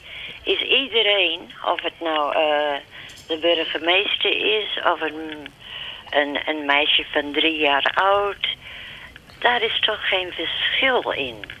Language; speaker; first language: Dutch; early bilingual, other home language; English